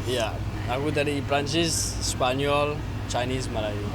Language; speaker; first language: Indonesian; non-native, learner; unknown